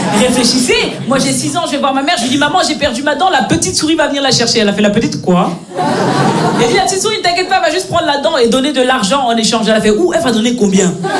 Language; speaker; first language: French; native; French